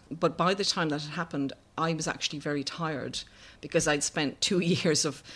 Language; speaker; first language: English; native; English